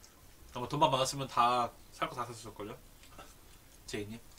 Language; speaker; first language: Korean; native; Korean